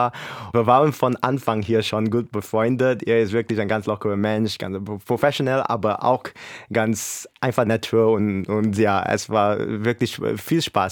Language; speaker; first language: German; non-native, fluent; English